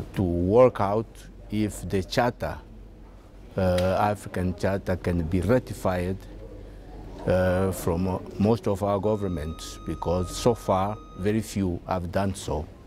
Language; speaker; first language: English; non-native, fluent; Portuguese